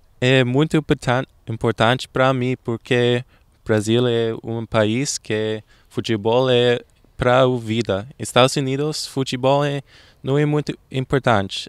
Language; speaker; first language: Portuguese; non-native, learner; English